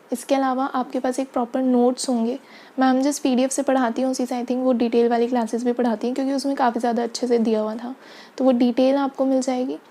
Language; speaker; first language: Hindi; native; Hindi